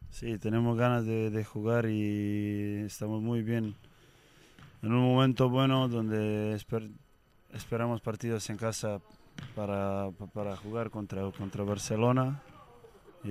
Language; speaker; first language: Spanish; non-native, learner; Serbian